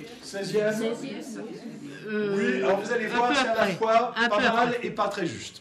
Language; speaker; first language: French; native; French